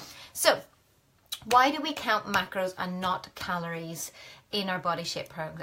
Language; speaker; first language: English; native; English